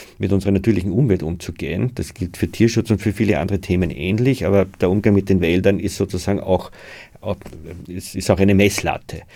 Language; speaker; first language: German; native; German